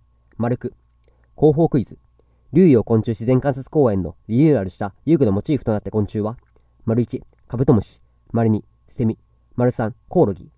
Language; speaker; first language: Japanese; native; Japanese